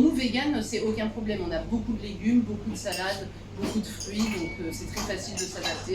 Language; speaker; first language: French; native; French